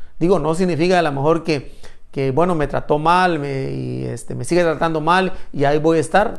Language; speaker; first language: Spanish; native; Spanish